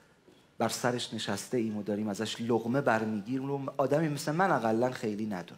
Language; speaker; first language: Persian; native; Persian